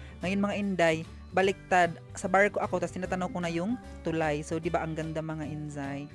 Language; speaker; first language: Filipino; non-native, local second language; Cebuano